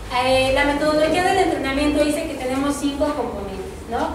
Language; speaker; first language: Spanish; native; Spanish